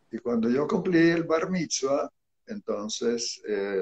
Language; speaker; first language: Spanish; early bilingual, other home language; Hebrew